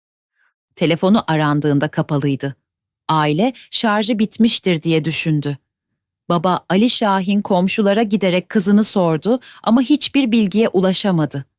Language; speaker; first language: Turkish; native; Turkish